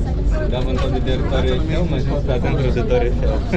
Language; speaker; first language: Portuguese; non-native, fluent; Russian